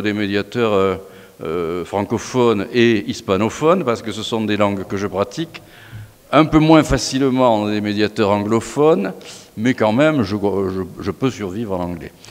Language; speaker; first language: French; native; French